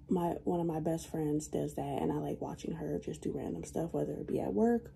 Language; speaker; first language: English; native; English